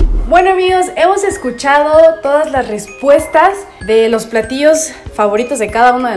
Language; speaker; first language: Spanish; native; Spanish